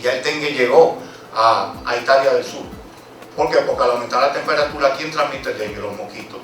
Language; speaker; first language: Spanish; native; Spanish